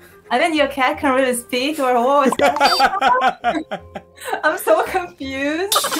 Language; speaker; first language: English; non-native, fluent; Russian